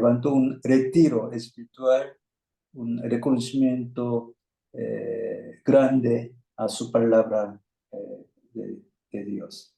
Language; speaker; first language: Spanish; non-native, fluent; Korean